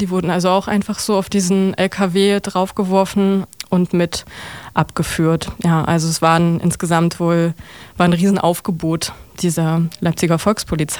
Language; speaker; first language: German; native; German